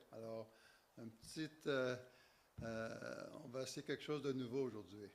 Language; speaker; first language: French; native; French